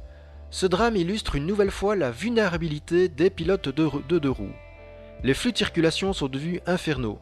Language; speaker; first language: French; native; French